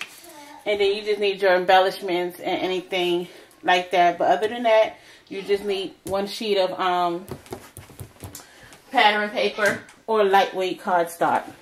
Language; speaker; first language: English; native; English